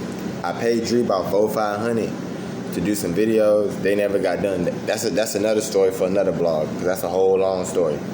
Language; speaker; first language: English; native; English